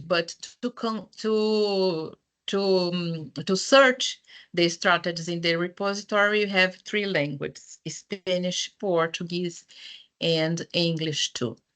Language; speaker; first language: English; non-native, fluent; Portuguese